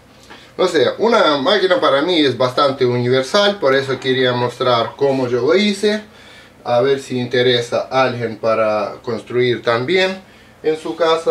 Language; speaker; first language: Spanish; non-native, learner; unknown